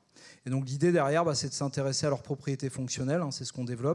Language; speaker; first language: French; native; French